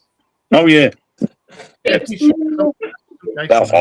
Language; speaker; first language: English; native; English